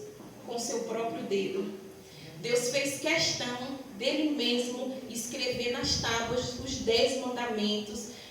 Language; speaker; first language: Portuguese; native; Portuguese